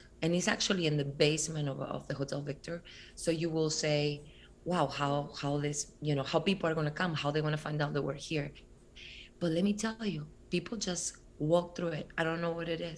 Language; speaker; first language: English; non-native, fluent; Spanish